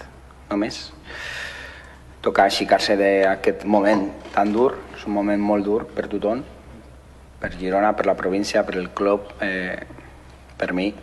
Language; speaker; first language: Catalan; non-native, fluent; Spanish